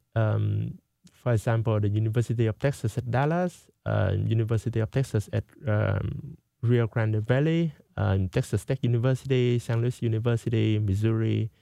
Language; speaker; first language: English; non-native, fluent; Vietnamese